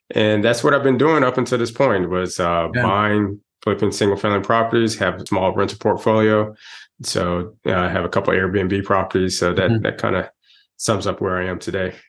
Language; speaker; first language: English; native; English